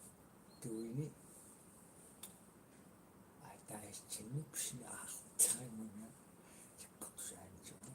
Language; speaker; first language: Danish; non-native, local second language; Kalaallisut